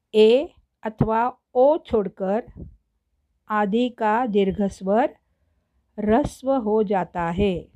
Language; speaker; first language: Hindi; non-native, local second language; Marathi